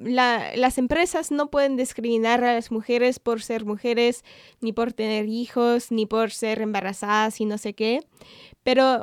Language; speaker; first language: Spanish; non-native, fluent; English